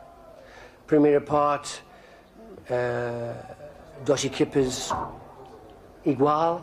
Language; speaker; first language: Portuguese; non-native, learner; English